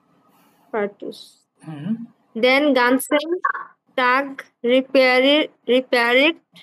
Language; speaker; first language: German; non-native, learner; Bangla